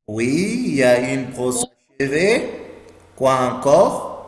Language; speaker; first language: French; non-native, fluent; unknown